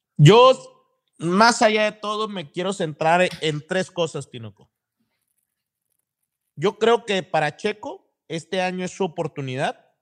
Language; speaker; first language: Spanish; native; Spanish